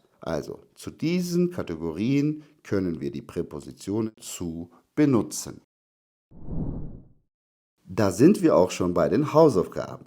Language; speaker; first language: German; non-native, fluent; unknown